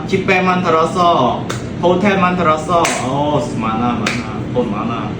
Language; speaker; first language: Korean; non-native, learner; Khmer